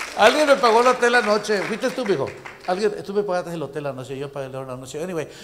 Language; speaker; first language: Spanish; native; Spanish